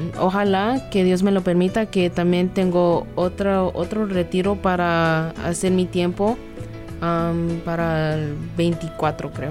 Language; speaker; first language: Spanish; early bilingual, other home language; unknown